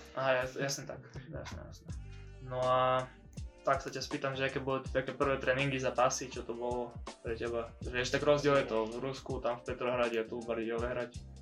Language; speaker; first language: Slovak; native; Slovak